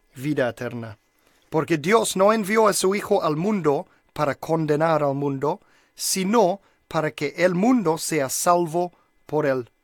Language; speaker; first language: Spanish; non-native, fluent; English